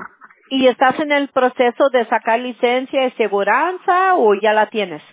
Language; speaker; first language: Spanish; early bilingual, heritage; Spanish